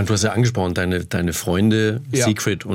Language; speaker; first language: German; native; German